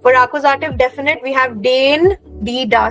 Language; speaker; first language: German; non-native, fluent; Hindi